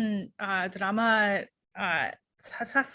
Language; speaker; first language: Korean; non-native, learner; English